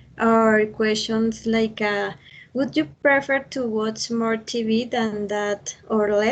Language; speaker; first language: English; non-native, learner; Spanish